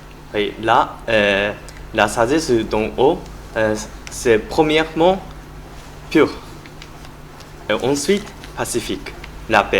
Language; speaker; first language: French; non-native, learner; Japanese